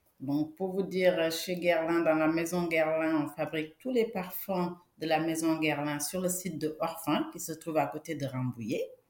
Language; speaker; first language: French; non-native, local second language; Wolof